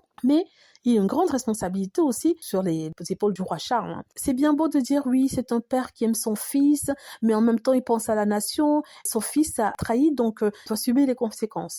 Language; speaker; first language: French; native; French